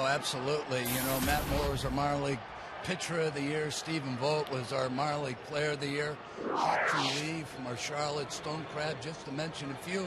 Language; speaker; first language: English; native; English